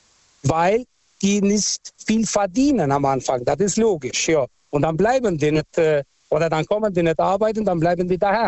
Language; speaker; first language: German; non-native, fluent; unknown